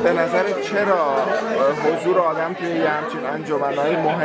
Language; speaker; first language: Persian; native; Persian